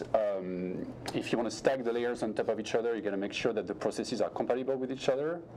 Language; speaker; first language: English; non-native, fluent; French